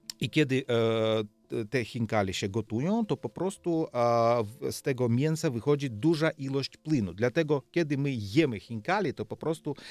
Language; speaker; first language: Polish; non-native, learner; Georgian